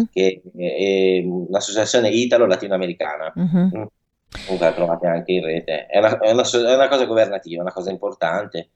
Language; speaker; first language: Italian; native; Italian